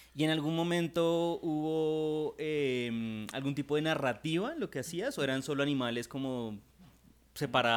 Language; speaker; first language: Spanish; native; Spanish